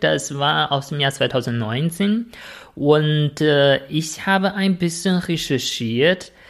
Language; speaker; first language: German; non-native, fluent; Chinese